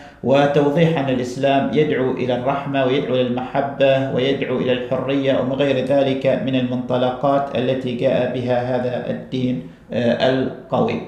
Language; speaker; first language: Arabic; native; Arabic